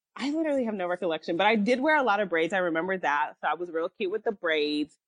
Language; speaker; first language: English; early bilingual, other home language; Yoruba